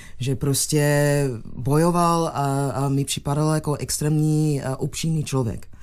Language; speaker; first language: Czech; non-native, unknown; English